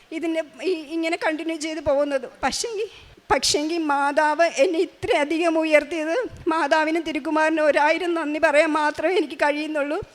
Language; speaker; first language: Malayalam; native; Malayalam